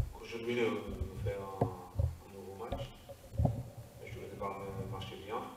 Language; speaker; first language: French; non-native, learner; Portuguese